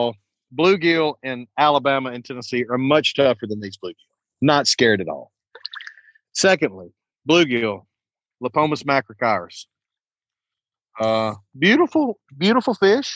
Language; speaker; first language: English; native; English